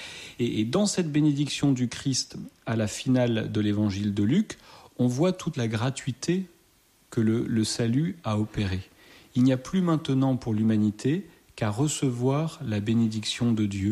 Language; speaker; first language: French; native; French